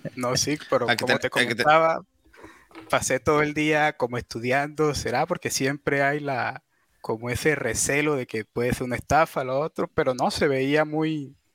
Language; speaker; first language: Spanish; native; Spanish